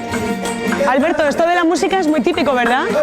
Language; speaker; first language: Spanish; native; Spanish